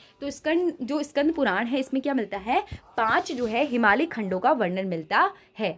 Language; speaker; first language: Hindi; native; Hindi